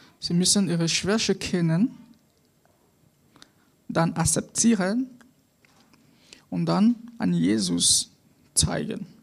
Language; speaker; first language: German; non-native, fluent; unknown